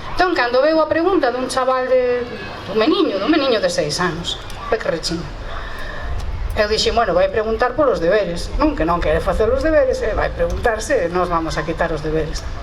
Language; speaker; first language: Galician; non-native, local second language; Spanish